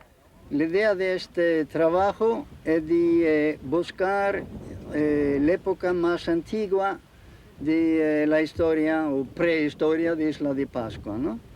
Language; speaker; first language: Spanish; non-native, fluent; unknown